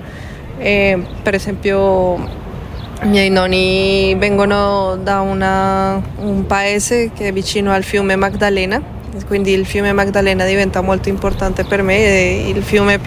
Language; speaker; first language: Italian; non-native, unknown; Spanish